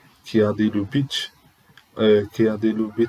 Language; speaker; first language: French; non-native, learner; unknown